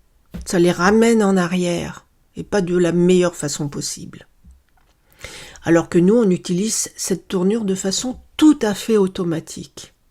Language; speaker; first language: French; native; French